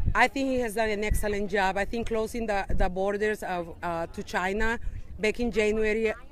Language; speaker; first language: English; non-native, fluent; Spanish